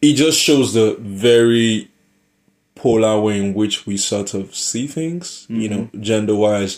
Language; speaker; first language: English; non-native, local second language; Yoruba